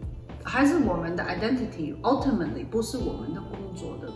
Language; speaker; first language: Chinese; early bilingual, other home language; Cantonese